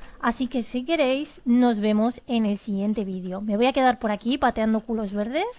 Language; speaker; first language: Spanish; native; Spanish